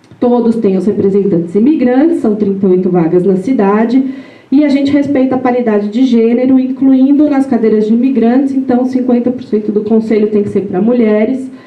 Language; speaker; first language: Portuguese; native; Portuguese